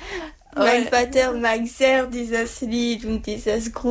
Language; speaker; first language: German; non-native, learner; French